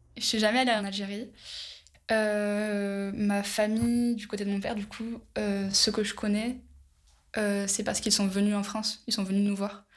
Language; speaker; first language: French; native; French